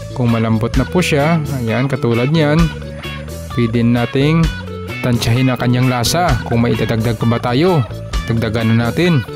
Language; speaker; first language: Filipino; non-native, local second language; Hiligaynon